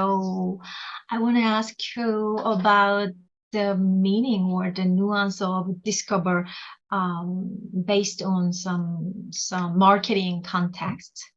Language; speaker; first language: English; non-native, learner; Korean